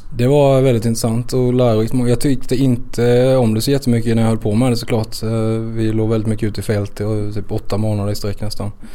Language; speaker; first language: Swedish; native; Swedish